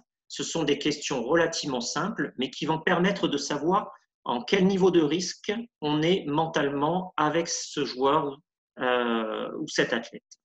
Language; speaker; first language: French; native; French